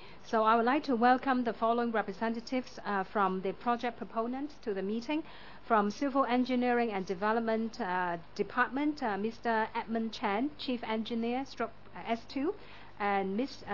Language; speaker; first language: English; non-native, local second language; Cantonese